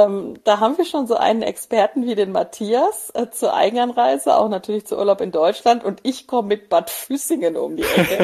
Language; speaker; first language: German; native; German